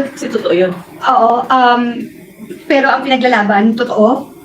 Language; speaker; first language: Filipino; non-native, local second language; Hiligaynon